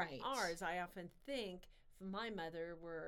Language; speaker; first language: English; native; English